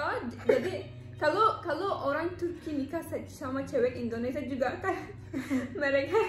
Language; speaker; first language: Indonesian; non-native, learner; Turkish